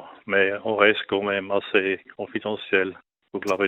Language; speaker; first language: French; non-native, local second language; German